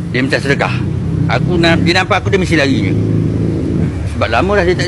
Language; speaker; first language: Malay; native; Malay